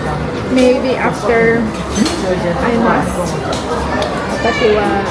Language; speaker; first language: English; non-native, local second language; Filipino